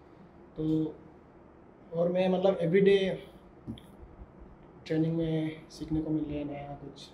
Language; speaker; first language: Hindi; non-native, local second language; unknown